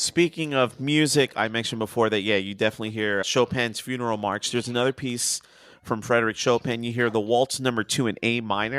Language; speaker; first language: English; native; English